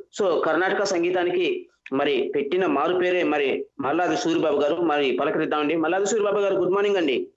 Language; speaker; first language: Telugu; native; Telugu